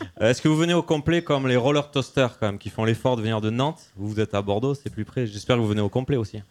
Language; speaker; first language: French; native; French